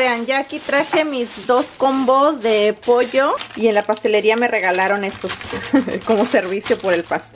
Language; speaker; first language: Spanish; native; Spanish